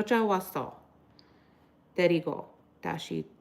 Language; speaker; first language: Korean; non-native, learner; English